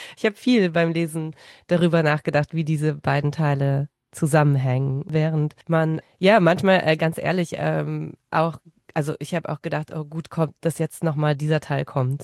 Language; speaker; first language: German; native; German